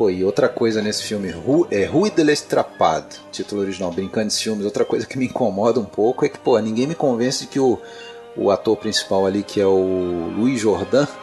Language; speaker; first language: Portuguese; native; Portuguese